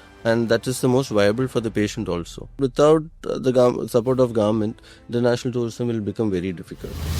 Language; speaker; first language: English; non-native, local second language; Malayalam